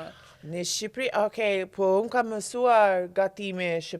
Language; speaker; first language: Albanian; non-native, learner; English